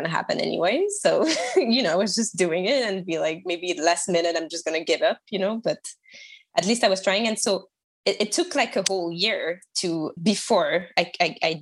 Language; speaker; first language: English; non-native, fluent; French